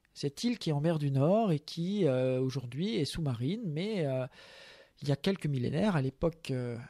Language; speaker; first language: French; native; French